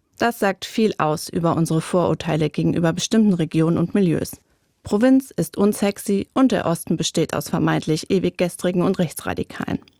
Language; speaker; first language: German; native; German